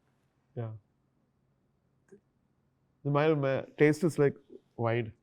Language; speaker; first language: Telugu; non-native, learner; Tamil